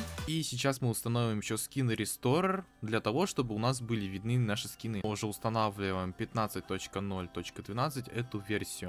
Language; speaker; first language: Russian; native; Russian